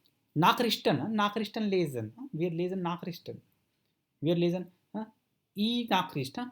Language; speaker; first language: German; non-native, fluent; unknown